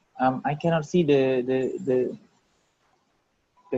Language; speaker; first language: English; non-native, learner; Vietnamese